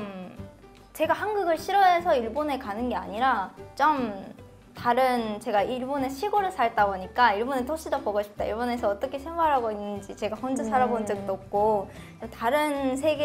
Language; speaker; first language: Korean; non-native, fluent; Japanese